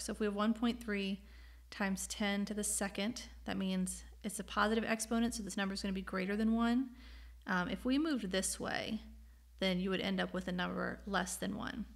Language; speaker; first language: English; native; English